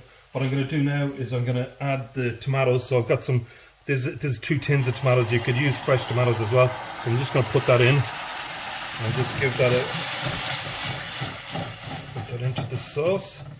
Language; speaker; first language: English; native; English